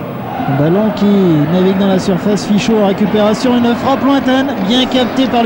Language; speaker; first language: French; native; French